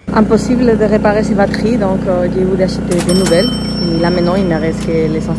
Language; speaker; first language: French; non-native, fluent; Spanish